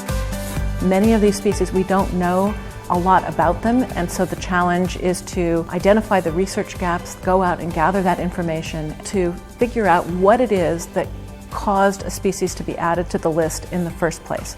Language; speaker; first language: English; native; English